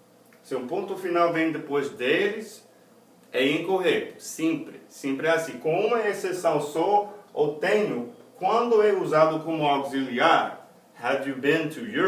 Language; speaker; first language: Portuguese; non-native, fluent; English